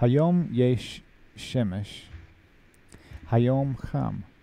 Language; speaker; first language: Hebrew; non-native, learner; English